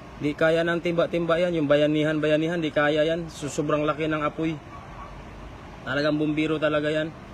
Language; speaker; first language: Filipino; non-native, local second language; Cebuano